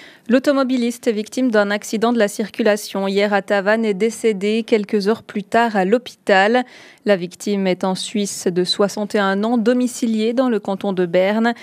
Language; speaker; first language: French; native; French